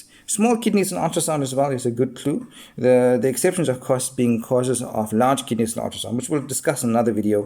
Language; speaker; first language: English; native; English